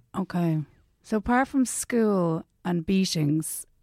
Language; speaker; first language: English; native; English